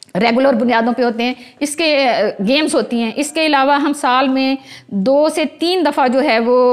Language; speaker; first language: Urdu; non-native, local second language; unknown